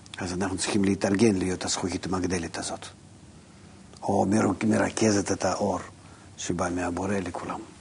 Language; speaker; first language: Hebrew; non-native, fluent; Russian